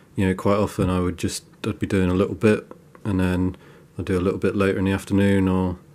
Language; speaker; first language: English; native; English